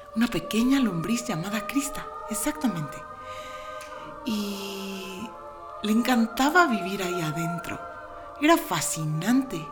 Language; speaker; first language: Spanish; native; Spanish